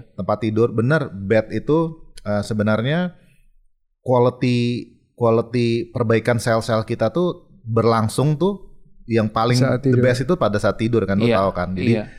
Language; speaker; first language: Indonesian; native; Indonesian